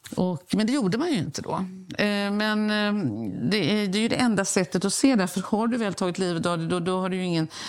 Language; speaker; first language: Swedish; native; Swedish